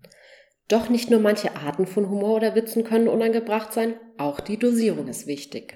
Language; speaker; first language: German; native; German